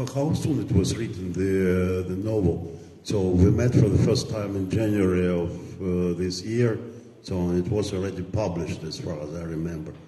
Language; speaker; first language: English; non-native, fluent; Ukrainian